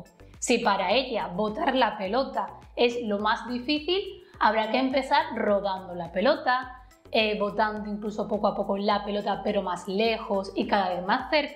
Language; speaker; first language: Spanish; native; Spanish